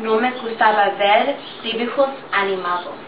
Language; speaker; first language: Spanish; non-native, learner; English